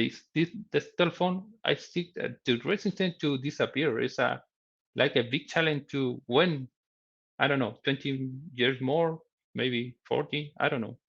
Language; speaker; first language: English; non-native, learner; Spanish